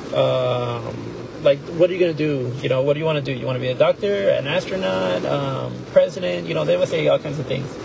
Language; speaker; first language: English; native; English